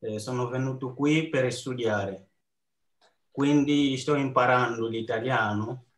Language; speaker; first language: Italian; non-native, fluent; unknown